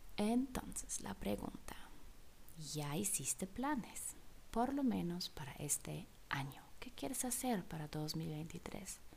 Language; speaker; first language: Spanish; non-native, fluent; German